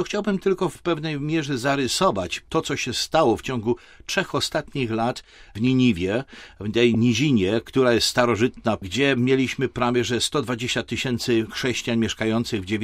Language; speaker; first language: Polish; native; Polish